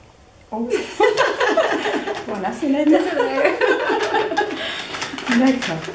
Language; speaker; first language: French; native; French